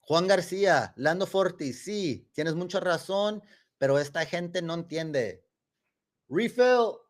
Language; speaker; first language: Spanish; early bilingual, other home language; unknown